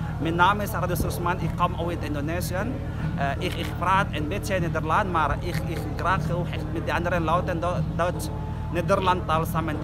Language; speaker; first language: German; non-native, learner; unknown